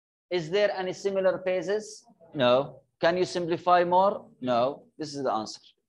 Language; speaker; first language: English; non-native, fluent; Arabic